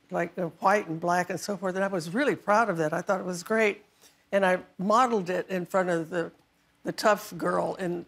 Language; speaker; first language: English; native; English